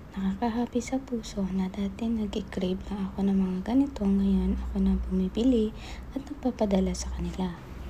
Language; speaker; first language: Filipino; native; Filipino